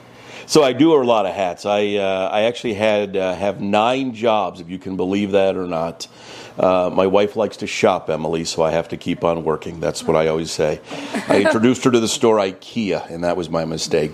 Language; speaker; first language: English; native; English